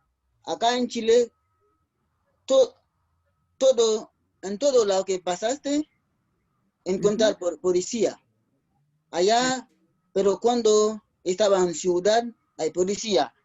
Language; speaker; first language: Spanish; non-native, learner; Haitian Creole